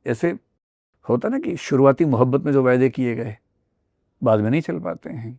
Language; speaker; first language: Hindi; native; Hindi